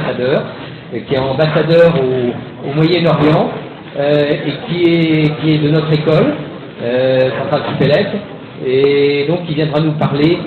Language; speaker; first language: French; native; French